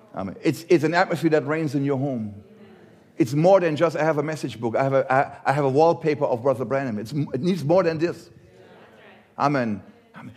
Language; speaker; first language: English; non-native, fluent; German